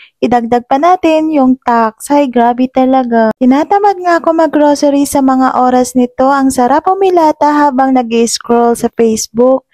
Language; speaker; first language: Filipino; native; Filipino